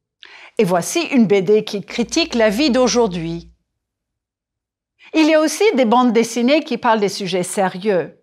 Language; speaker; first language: French; non-native, fluent; English